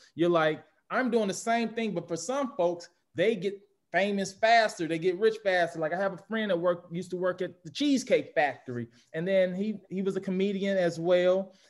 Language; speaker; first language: English; native; English